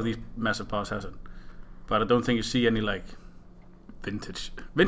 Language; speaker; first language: English; non-native, fluent; Danish